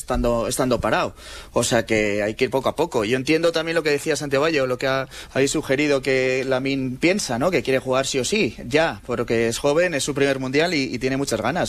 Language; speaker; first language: Spanish; native; Spanish